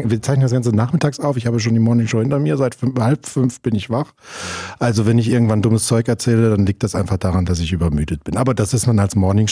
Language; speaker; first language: German; native; German